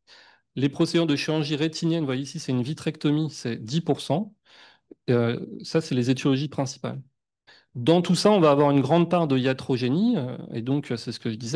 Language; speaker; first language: French; native; French